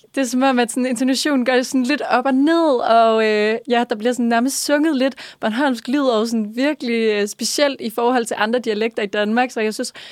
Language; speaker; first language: Danish; native; Danish